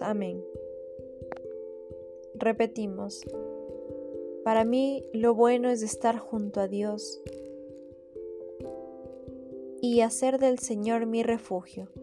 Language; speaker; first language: Spanish; native; Spanish